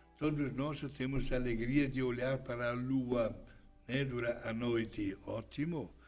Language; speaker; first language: Portuguese; non-native, fluent; Italian